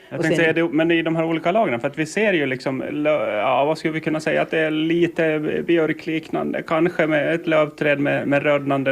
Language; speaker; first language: Swedish; native; Swedish